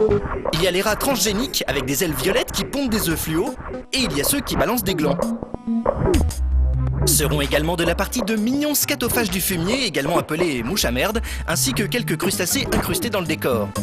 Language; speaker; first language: French; native; French